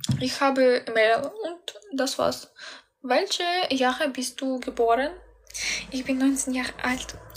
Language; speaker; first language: German; non-native, learner; Ukrainian